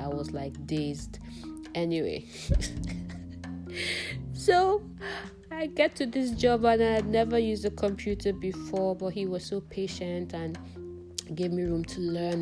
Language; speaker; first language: English; non-native, local second language; Yoruba